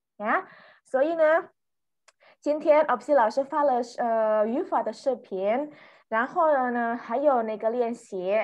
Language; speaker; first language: Chinese; non-native, fluent; Indonesian